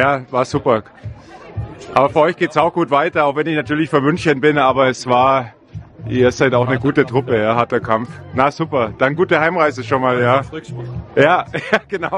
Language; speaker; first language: German; native; German